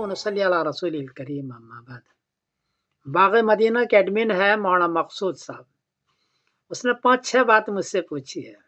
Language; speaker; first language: Urdu; native; Urdu